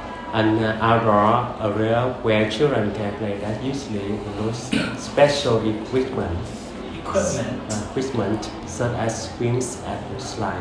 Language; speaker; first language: English; non-native, learner; Vietnamese